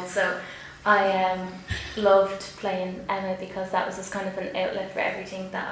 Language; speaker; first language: English; native; English